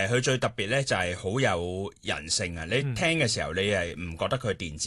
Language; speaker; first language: Cantonese; native; Cantonese